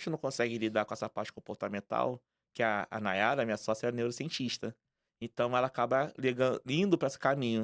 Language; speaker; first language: Portuguese; native; Portuguese